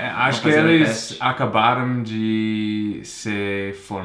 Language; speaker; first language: Portuguese; non-native, fluent; English